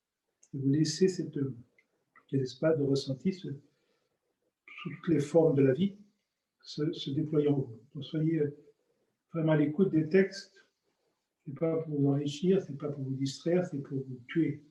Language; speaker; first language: French; native; French